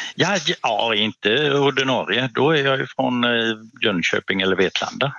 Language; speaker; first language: Swedish; native; Swedish